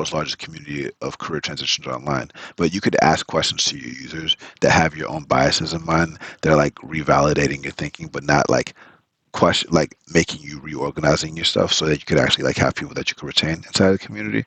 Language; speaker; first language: English; early bilingual, other home language; Spanish